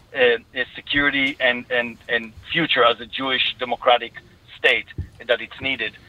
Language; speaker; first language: English; non-native, fluent; Hebrew